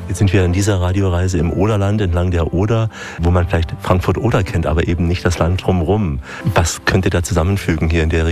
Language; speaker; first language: German; native; German